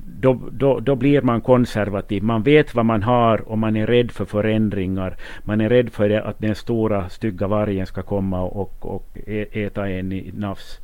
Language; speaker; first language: Swedish; native; Swedish